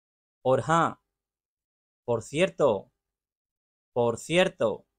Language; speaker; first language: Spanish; non-native, learner; Urdu